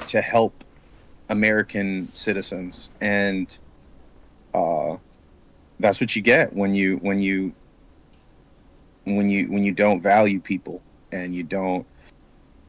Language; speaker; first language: English; native; English